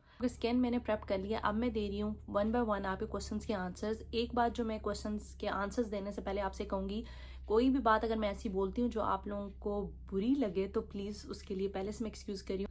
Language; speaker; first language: Urdu; native; Urdu